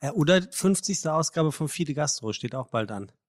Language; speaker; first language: German; native; German